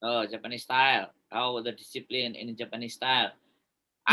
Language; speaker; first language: English; non-native, learner; Indonesian